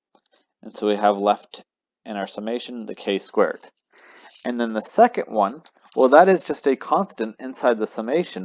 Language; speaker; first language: English; native; English